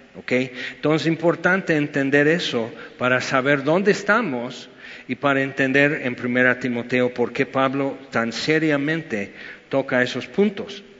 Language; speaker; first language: Spanish; non-native, fluent; English